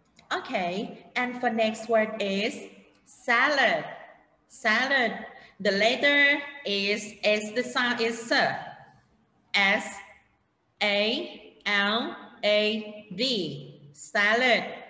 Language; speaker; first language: English; non-native, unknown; Thai